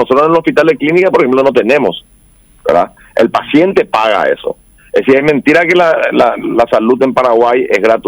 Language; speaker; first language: Spanish; native; Spanish